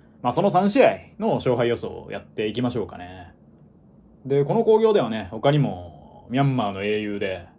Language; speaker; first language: Japanese; native; Japanese